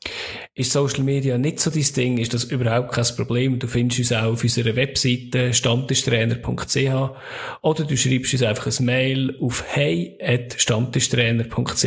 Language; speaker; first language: German; native; German